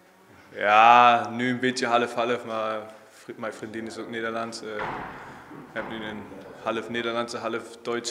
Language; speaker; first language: Dutch; non-native, fluent; German